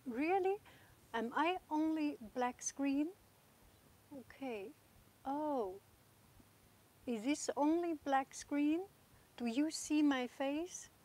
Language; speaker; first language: English; non-native, fluent; Chinese